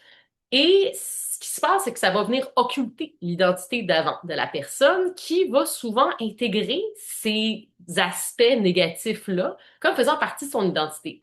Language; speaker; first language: French; native; French